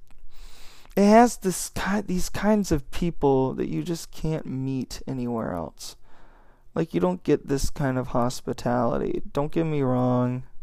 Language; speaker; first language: English; native; English